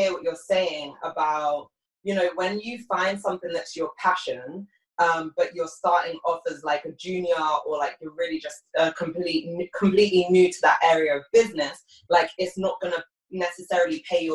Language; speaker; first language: English; native; English